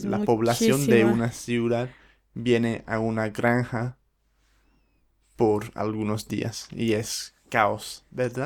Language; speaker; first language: Spanish; non-native, fluent; English